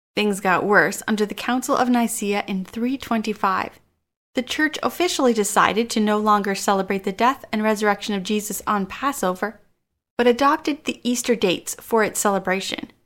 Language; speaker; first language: English; native; English